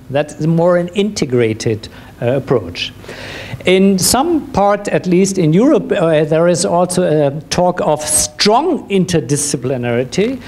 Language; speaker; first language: English; non-native, fluent; German